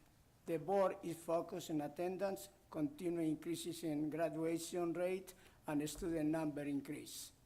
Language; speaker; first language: English; non-native, fluent; Spanish